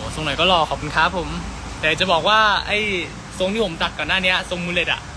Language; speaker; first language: Thai; native; Thai